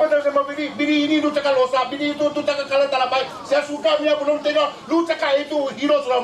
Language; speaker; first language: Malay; non-native, local second language; Chinese